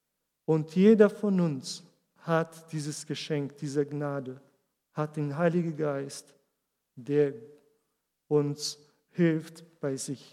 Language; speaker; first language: German; non-native, learner; Portuguese